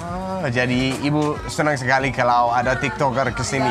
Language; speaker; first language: Indonesian; non-native, learner; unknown